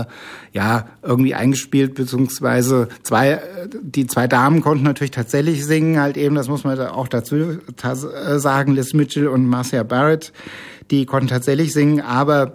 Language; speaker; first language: German; native; German